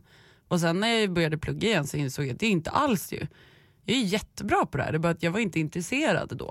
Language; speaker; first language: Swedish; native; Swedish